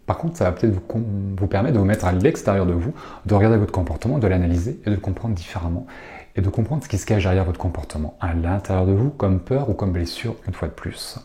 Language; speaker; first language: French; native; French